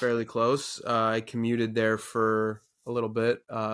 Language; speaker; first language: English; native; English